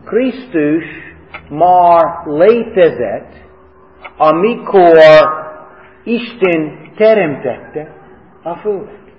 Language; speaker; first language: Hungarian; non-native, fluent; English